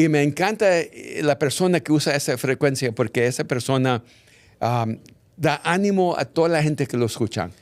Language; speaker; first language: Spanish; early bilingual, heritage; English